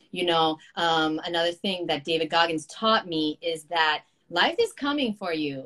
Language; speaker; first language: English; native; English